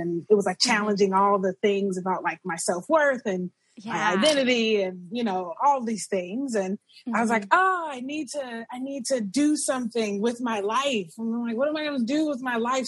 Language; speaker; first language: English; native; English